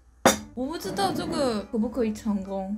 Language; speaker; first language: Chinese; non-native, fluent; Korean